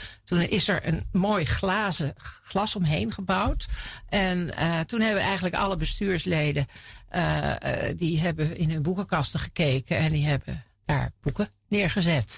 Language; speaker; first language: Dutch; native; Dutch